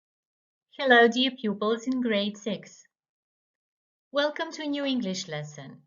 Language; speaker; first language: English; non-native, fluent; Croatian